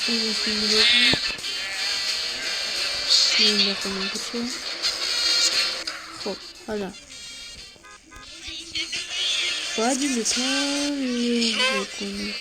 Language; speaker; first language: Persian; native; Persian